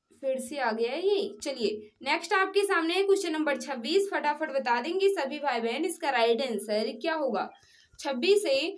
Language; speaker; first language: Hindi; native; Hindi